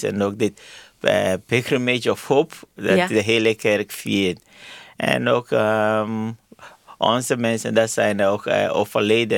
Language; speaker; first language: Dutch; non-native, learner; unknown